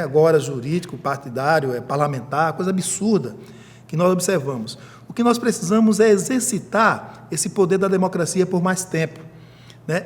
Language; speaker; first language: Portuguese; native; Portuguese